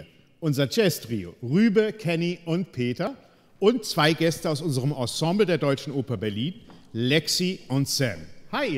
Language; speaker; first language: German; native; German